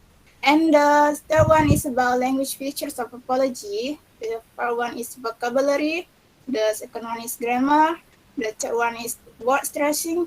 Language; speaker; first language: English; non-native, fluent; Indonesian